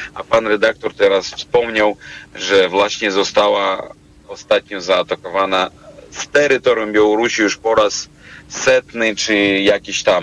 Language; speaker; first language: Polish; non-native, fluent; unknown